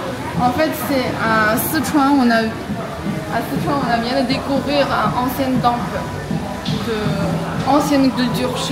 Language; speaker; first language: French; non-native, fluent; Chinese